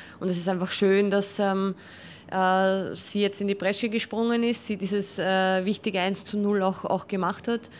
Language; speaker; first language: German; native; German